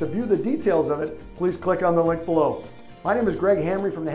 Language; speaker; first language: English; native; English